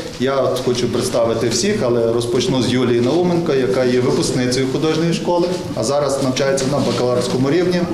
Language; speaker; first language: Ukrainian; native; Ukrainian